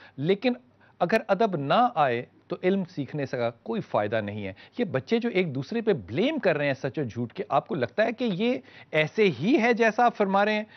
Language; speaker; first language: Urdu; native; Urdu